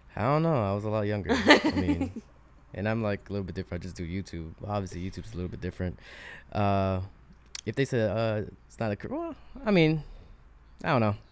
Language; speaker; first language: English; native; English